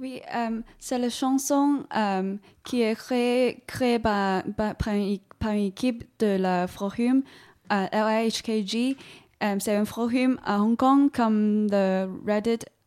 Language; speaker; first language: French; non-native, learner; Cantonese